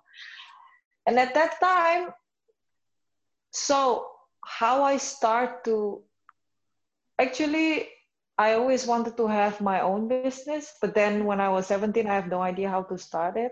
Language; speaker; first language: English; non-native, fluent; Indonesian